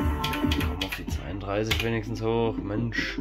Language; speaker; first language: German; native; German